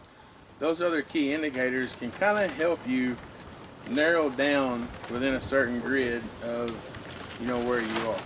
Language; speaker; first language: English; native; English